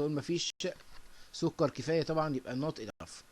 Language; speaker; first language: Arabic; native; Arabic